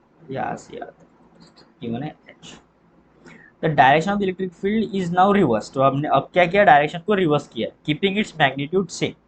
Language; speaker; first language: Hindi; native; Hindi